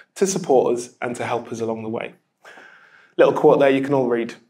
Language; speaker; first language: English; native; English